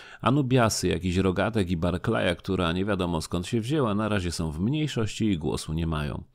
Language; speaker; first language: Polish; native; Polish